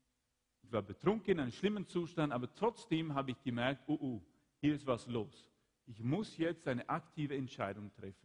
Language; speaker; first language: German; non-native, fluent; Swedish